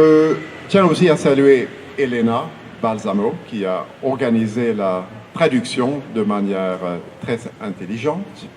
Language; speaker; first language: French; non-native, fluent; Swedish